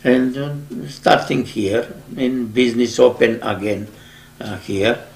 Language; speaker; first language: English; non-native, learner; Macedonian